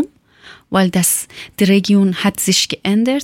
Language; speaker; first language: German; non-native, learner; Persian